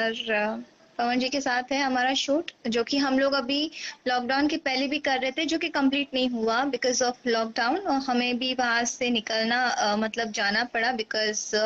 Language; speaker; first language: Hindi; native; Hindi